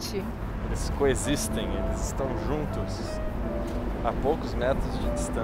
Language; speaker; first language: Portuguese; native; Portuguese